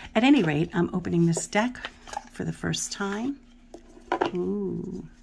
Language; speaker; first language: English; native; English